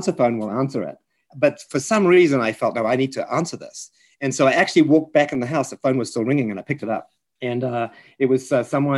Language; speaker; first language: English; native; English